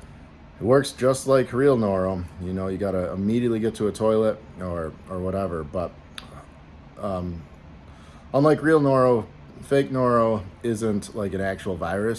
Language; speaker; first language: English; native; English